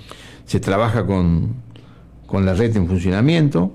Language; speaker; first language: Spanish; native; Spanish